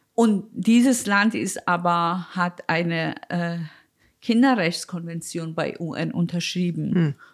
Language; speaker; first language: German; non-native, fluent; Persian